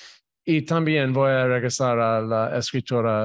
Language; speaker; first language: Spanish; non-native, fluent; English